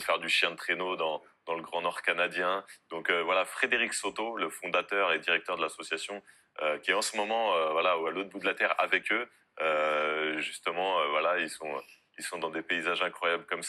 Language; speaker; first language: French; native; French